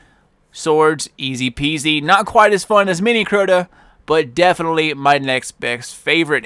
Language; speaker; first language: English; native; English